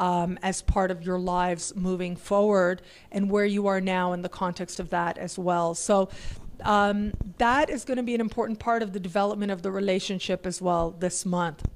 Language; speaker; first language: English; native; English